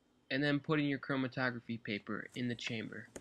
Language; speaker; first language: English; native; English